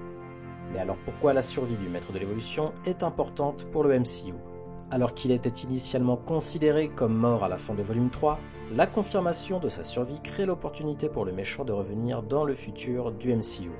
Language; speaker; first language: French; native; French